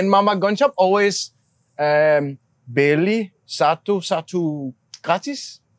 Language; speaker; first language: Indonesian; non-native, learner; Danish